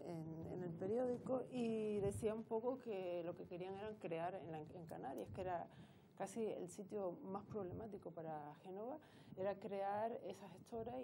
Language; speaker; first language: Spanish; native; Spanish